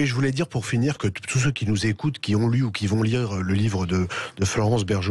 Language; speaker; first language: French; native; French